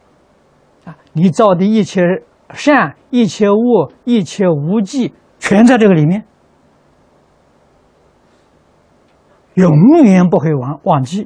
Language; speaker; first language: Chinese; native; Chinese